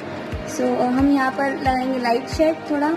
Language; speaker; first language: Hindi; native; Hindi